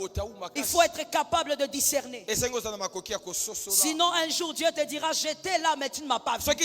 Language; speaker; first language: French; non-native, local second language; Lingala